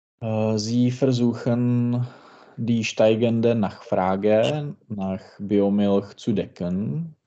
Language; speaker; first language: German; non-native, learner; Czech